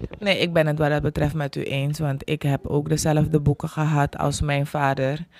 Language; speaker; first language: Dutch; native; Dutch